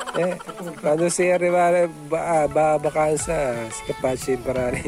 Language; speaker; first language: Italian; non-native, learner; Filipino